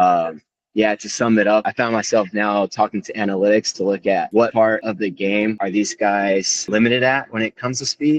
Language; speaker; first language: English; native; English